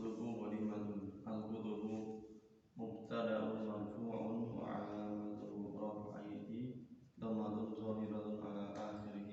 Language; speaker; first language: Arabic; non-native, learner; Indonesian